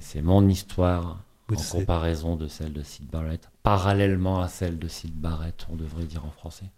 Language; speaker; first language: French; native; French